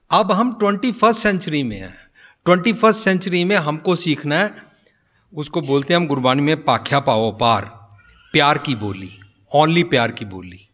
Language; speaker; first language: Hindi; non-native, local second language; Punjabi